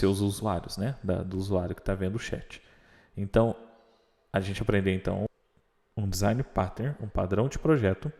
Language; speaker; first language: Portuguese; native; Portuguese